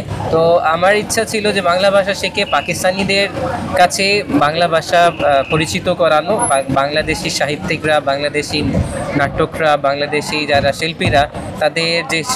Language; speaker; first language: Bangla; non-native, fluent; Urdu